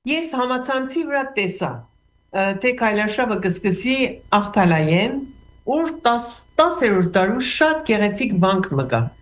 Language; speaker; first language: Armenian; early bilingual, heritage; Armenian